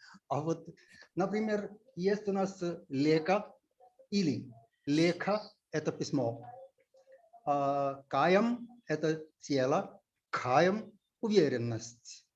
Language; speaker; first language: Russian; non-native, fluent; Telugu